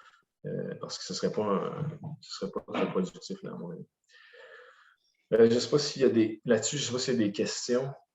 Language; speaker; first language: French; native; French